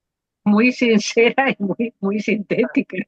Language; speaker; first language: Spanish; native; Spanish